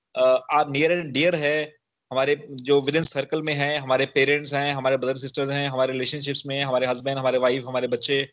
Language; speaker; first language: Hindi; native; Hindi